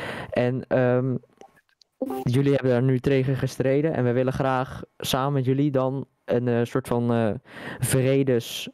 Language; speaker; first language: Dutch; native; Dutch